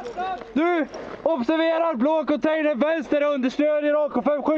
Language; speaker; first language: Swedish; native; Swedish